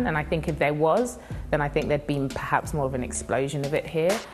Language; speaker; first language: English; native; English